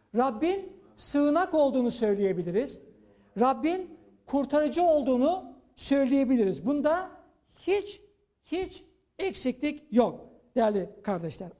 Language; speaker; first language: Turkish; native; Turkish